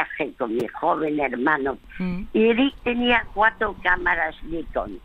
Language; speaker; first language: Spanish; early bilingual, other home language; French